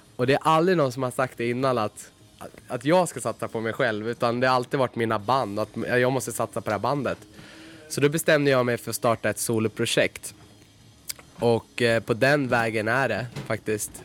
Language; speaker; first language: Swedish; native; Swedish